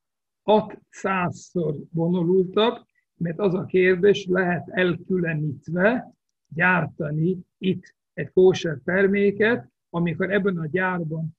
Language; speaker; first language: Hungarian; non-native, fluent; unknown